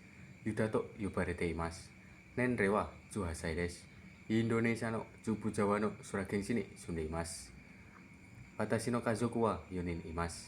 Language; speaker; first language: Japanese; non-native, learner; Indonesian